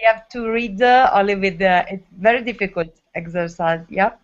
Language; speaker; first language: English; non-native, learner; Italian